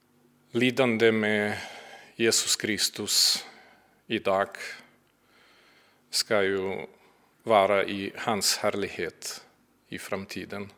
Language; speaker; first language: Swedish; non-native, fluent; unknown